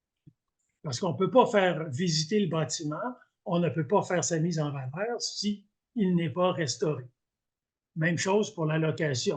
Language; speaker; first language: French; native; French